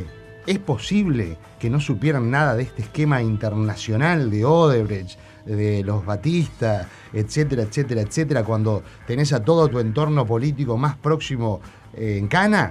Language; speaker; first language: Spanish; native; Spanish